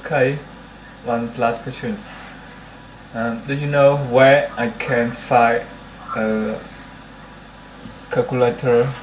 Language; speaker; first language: English; non-native, learner; Vietnamese